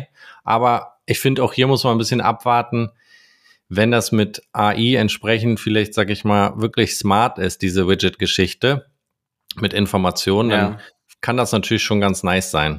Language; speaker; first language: German; native; German